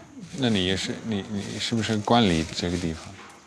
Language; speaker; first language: Chinese; non-native, fluent; Dutch